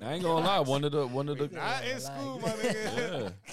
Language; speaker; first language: English; native; English